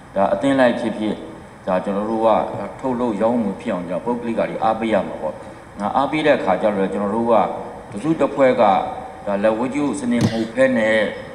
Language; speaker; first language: Burmese; native; Burmese